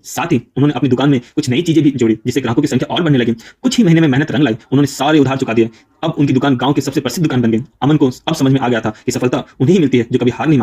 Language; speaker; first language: Hindi; native; Hindi